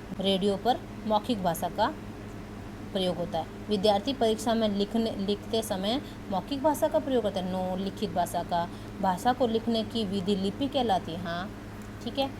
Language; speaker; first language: Hindi; native; Hindi